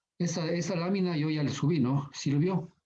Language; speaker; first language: Spanish; native; Spanish